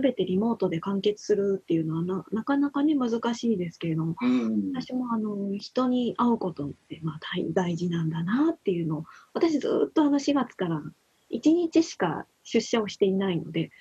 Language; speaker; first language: Japanese; native; Japanese